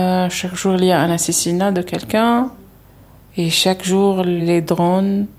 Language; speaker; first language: French; non-native, local second language; Arabic